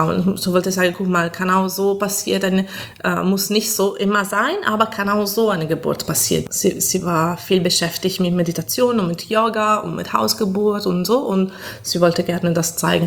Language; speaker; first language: German; non-native, fluent; Italian